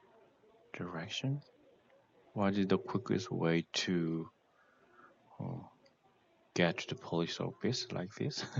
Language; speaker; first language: English; non-native, learner; Korean